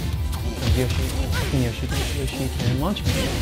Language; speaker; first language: English; native; English